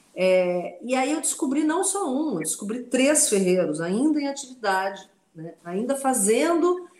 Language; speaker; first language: Portuguese; non-native, local second language; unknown